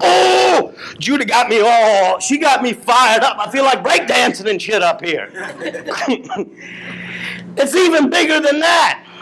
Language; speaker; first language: English; native; English